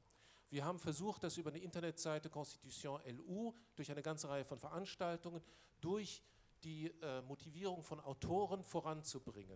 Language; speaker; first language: German; non-native, local second language; Luxembourgish